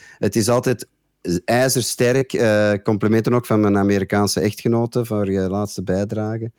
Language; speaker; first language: Dutch; native; Dutch